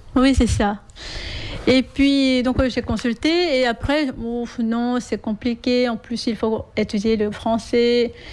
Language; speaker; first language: French; non-native, fluent; Korean